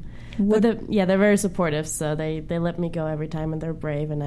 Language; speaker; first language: English; non-native, fluent; German